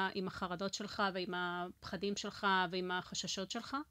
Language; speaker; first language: Hebrew; non-native, fluent; Spanish